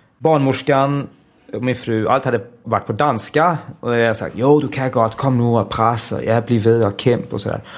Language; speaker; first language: Swedish; early bilingual, heritage; Swedish